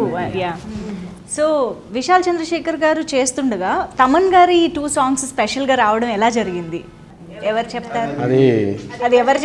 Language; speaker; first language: Telugu; native; Telugu